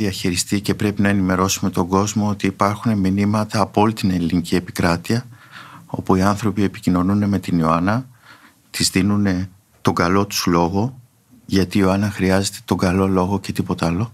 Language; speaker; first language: Greek; native; Greek